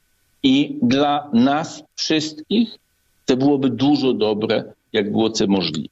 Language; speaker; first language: Polish; non-native, learner; Ukrainian